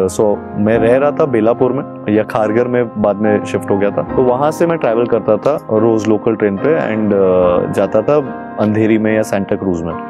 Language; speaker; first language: Hindi; native; Hindi